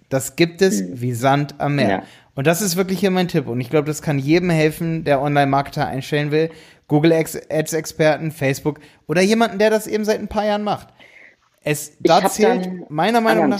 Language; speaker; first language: German; native; German